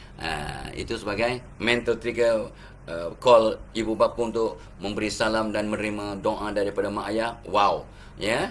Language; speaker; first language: Malay; native; Malay